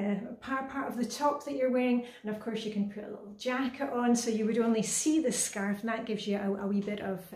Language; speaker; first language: English; native; English